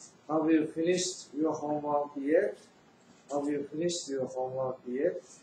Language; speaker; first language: English; non-native, fluent; Japanese